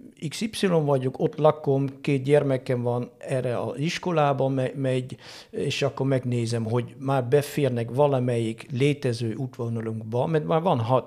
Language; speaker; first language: Hungarian; non-native, fluent; Dutch